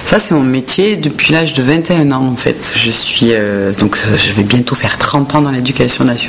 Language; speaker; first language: French; native; French